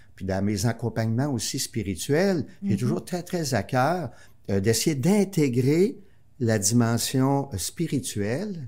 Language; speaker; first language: French; native; French